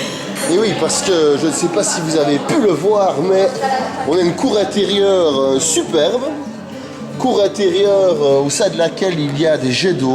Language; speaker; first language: French; native; French